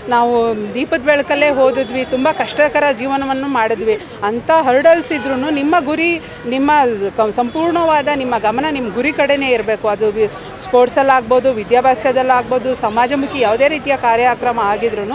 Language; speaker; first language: Kannada; native; Kannada